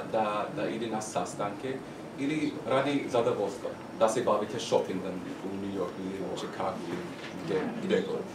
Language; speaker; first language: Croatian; non-native, learner; English